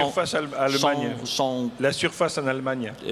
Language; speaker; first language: French; native; French